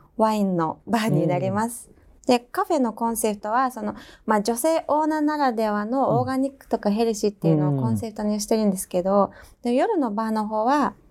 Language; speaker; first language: Japanese; non-native, fluent; Mongolian